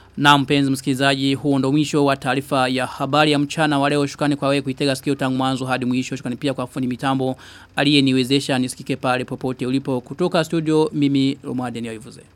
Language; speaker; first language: Swahili; non-native, local second language; Rundi